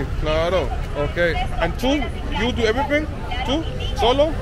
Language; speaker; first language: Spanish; non-native, learner; English